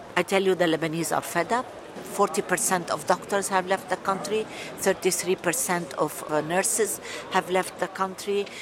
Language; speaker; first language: English; non-native, fluent; Arabic